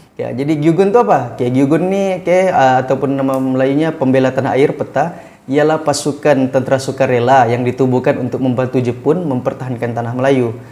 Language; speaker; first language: Malay; native; Malay